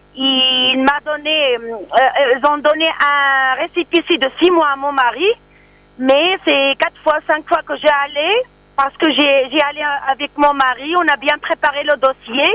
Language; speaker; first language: French; non-native, learner; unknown